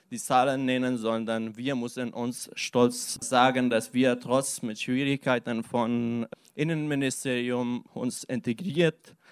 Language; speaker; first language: German; non-native, learner; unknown